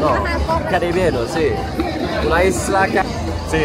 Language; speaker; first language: Spanish; non-native, fluent; Swedish